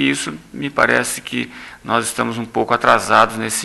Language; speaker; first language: Portuguese; native; Portuguese